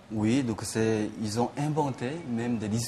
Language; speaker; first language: French; non-native, fluent; Korean